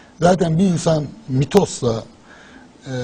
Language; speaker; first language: Turkish; native; Turkish